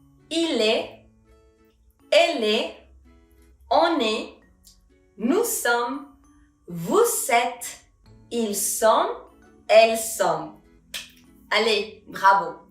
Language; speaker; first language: French; non-native, fluent; Spanish